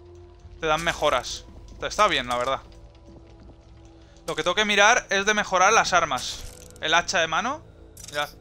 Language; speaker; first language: Spanish; native; Spanish